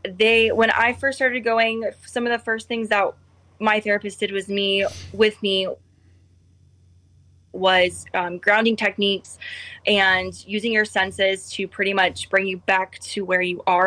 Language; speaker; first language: English; native; English